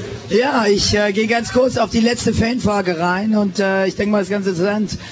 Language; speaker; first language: German; native; German